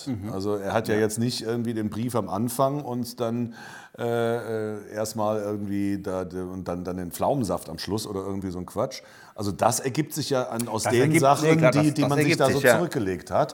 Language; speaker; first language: German; native; German